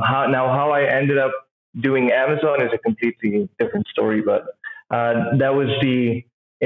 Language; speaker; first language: English; non-native, local second language; Urdu